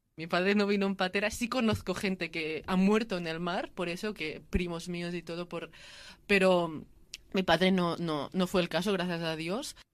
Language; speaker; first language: Spanish; early bilingual, other home language; Arabic